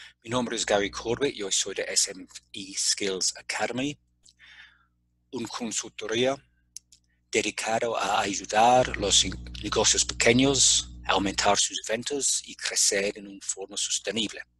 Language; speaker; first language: Spanish; non-native, fluent; English